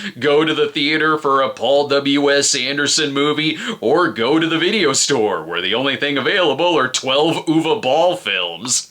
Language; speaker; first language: English; native; English